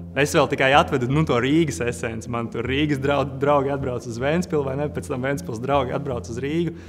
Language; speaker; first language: Latvian; native; Latvian